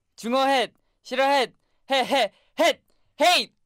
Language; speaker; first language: Korean; non-native, fluent; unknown